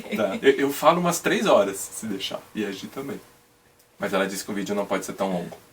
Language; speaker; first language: Portuguese; native; Portuguese